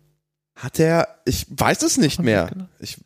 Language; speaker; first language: German; native; German